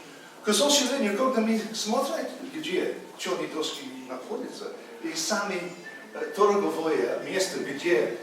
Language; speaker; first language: Russian; non-native, learner; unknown